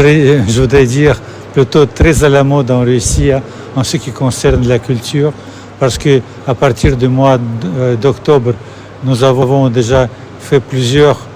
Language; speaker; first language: French; non-native, fluent; Russian